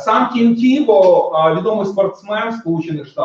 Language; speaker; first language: Ukrainian; native; Ukrainian